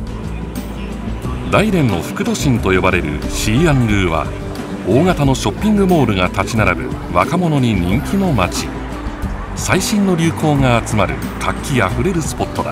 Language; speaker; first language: Japanese; native; Japanese